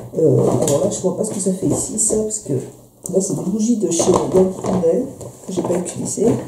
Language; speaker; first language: French; native; French